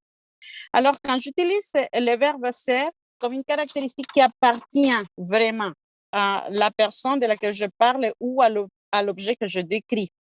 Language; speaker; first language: French; non-native, fluent; Spanish